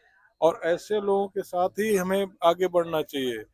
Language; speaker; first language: Hindi; native; Hindi